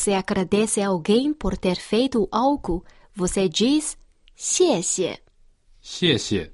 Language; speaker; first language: Portuguese; non-native, fluent; Chinese